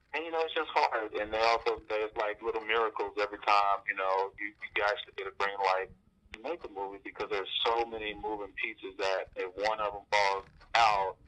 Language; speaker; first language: English; native; English